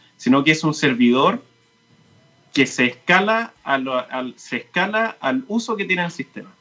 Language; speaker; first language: Spanish; native; Spanish